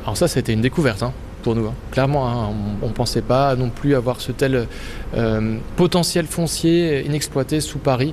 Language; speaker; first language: French; native; French